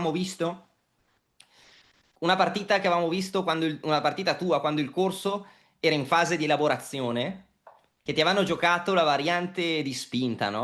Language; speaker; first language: Italian; native; Italian